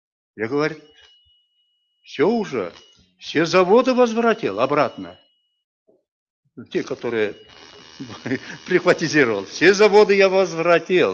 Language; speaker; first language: Russian; non-native, local second language; Bashkir